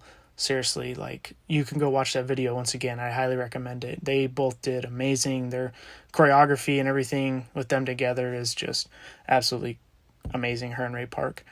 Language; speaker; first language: English; native; English